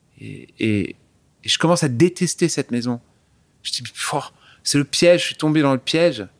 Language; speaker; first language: French; early bilingual, other home language; English